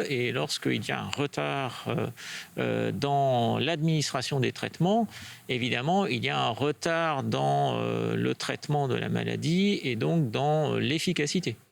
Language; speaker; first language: French; native; French